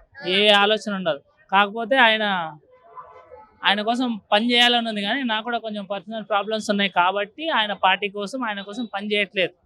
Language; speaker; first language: Telugu; native; Telugu